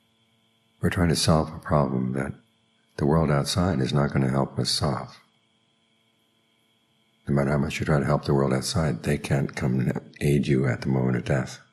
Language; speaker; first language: English; native; English